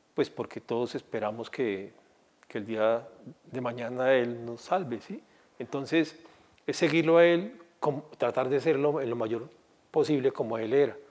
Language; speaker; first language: Spanish; native; Spanish